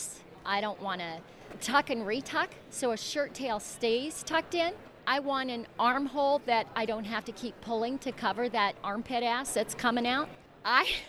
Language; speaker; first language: English; native; English